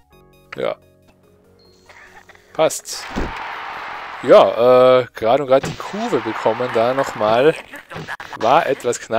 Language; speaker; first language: German; native; German